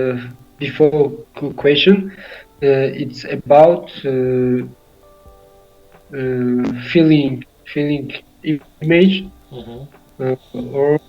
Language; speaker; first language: English; non-native, learner; Tajik